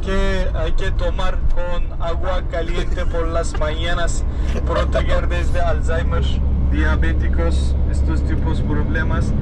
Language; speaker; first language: Spanish; non-native, fluent; Turkish